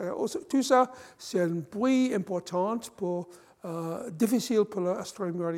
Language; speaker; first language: French; non-native, fluent; English